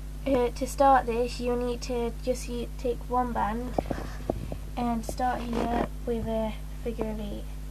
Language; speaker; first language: English; native; English